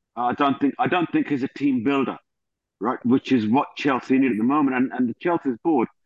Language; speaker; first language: English; native; English